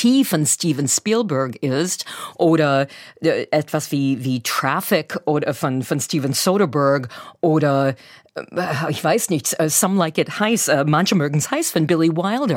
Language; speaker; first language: German; non-native, fluent; English